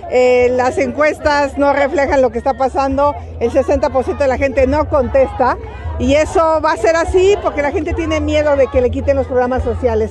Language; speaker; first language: Spanish; native; Spanish